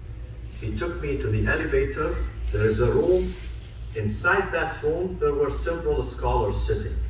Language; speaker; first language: English; non-native, fluent; Arabic